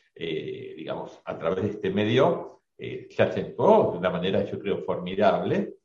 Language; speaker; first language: Spanish; native; Spanish